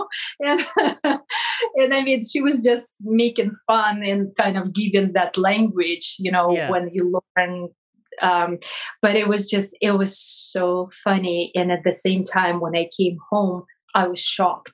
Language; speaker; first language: English; non-native, fluent; Russian